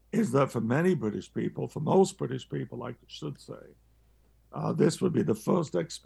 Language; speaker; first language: English; native; English